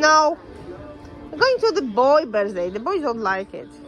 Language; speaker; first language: English; non-native, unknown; Polish